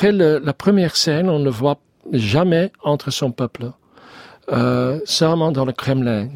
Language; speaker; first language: French; non-native, learner; Dutch